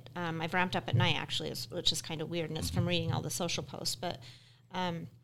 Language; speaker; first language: English; native; English